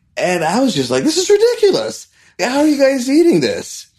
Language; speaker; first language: English; non-native, local second language; Hindi